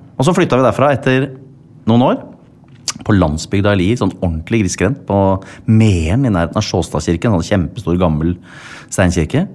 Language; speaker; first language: Norwegian; native; Norwegian